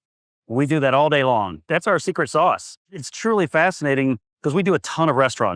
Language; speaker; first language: English; native; English